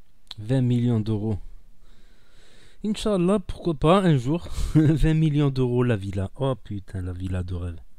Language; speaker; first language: French; native; French